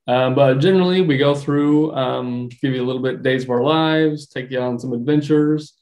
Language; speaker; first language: English; native; English